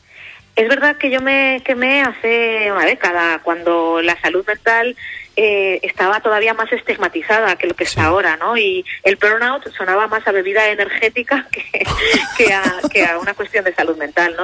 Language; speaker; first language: Spanish; native; Spanish